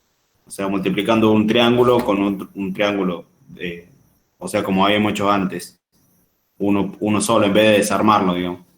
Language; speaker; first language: Spanish; native; Spanish